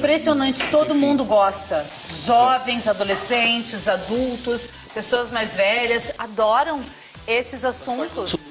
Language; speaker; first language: Portuguese; native; Portuguese